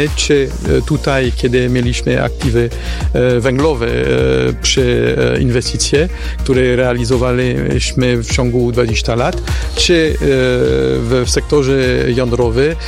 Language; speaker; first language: Polish; non-native, fluent; French